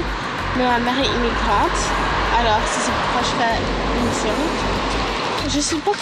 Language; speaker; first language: French; early bilingual, other home language; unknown